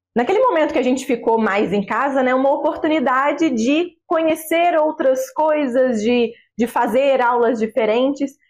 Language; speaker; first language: Portuguese; native; Portuguese